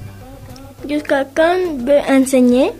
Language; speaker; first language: French; non-native, learner; Spanish